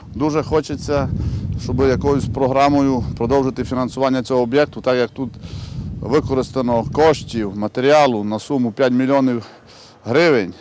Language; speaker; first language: Ukrainian; native; Ukrainian